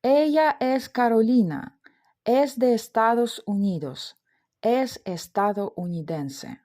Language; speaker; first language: Spanish; non-native, fluent; Ukrainian